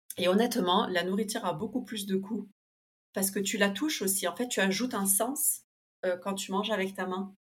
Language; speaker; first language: French; early bilingual, other home language; Spanish